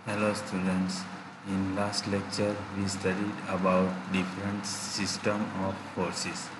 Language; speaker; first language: English; non-native, local second language; Gujarati